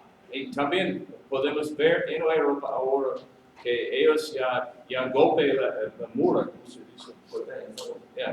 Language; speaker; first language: Spanish; non-native, learner; English